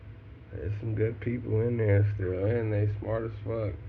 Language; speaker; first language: English; native; English